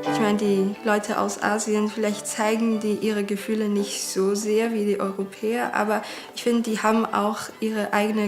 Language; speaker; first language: German; early bilingual, other home language; Chinese